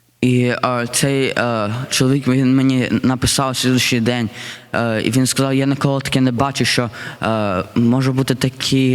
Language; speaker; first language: Ukrainian; early bilingual, heritage; Ukrainian